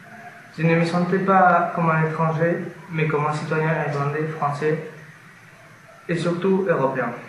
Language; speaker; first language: French; non-native, fluent; Spanish